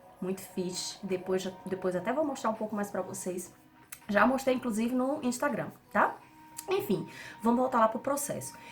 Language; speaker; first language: Portuguese; native; Portuguese